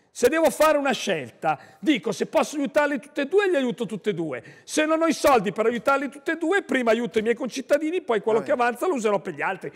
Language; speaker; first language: Italian; native; Italian